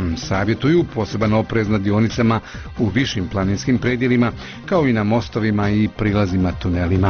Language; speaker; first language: Croatian; native; Croatian